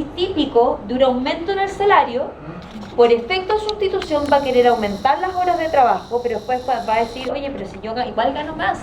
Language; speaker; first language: Spanish; native; Spanish